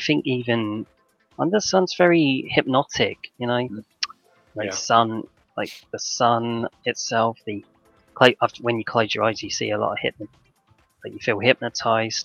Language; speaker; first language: English; native; English